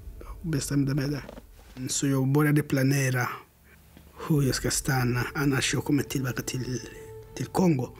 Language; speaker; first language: Swedish; non-native, learner; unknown